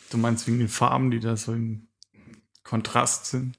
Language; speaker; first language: German; native; German